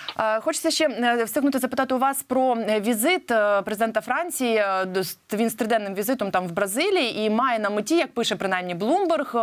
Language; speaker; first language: Ukrainian; native; Ukrainian